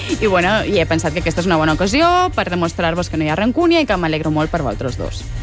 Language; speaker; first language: Catalan; native; Catalan